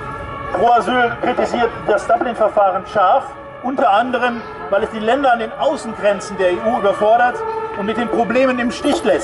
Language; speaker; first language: German; native; German